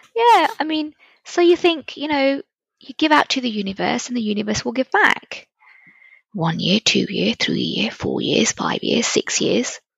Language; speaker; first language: English; native; English